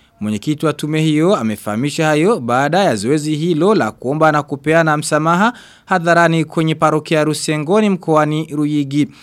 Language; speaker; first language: Swahili; non-native, local second language; Rundi